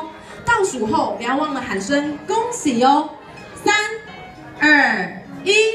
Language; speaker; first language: Chinese; native; Chinese